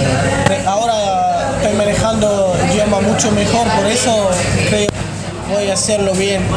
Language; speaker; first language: Spanish; non-native, learner; Arabic